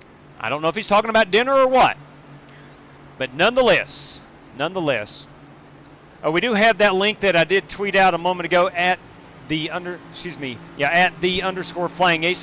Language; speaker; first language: English; native; English